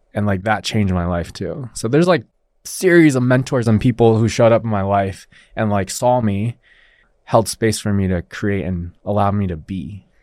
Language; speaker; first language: English; early bilingual, other home language; Chinese